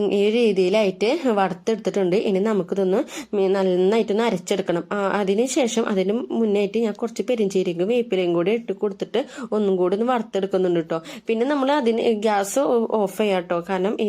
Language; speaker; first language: Malayalam; native; Malayalam